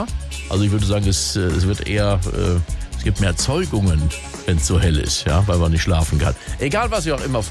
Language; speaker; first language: German; native; German